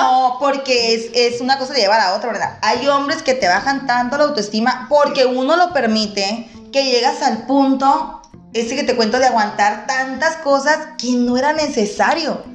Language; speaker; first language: Spanish; native; Spanish